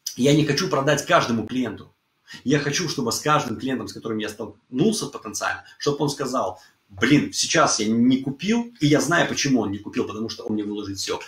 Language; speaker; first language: Russian; early bilingual, heritage; Russian